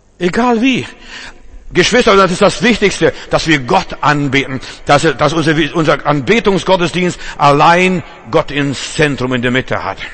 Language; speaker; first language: German; non-native, fluent; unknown